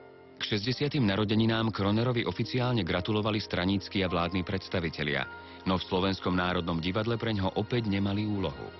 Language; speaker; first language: Slovak; native; Slovak